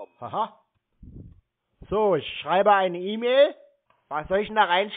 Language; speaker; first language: German; native; German